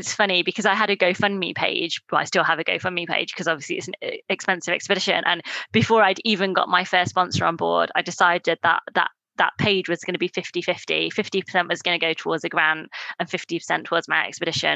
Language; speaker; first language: English; native; English